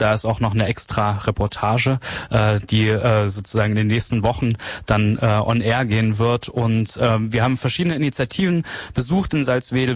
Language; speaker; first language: German; native; German